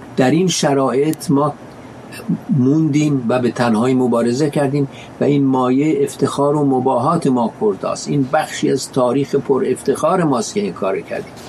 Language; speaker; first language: Persian; non-native, local second language; Central Kurdish